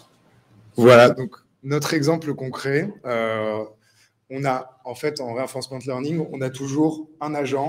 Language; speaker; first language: French; native; French